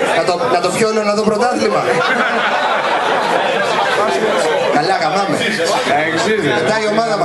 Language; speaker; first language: Greek; native; Greek